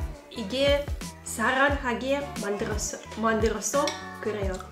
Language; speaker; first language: Korean; non-native, learner; Russian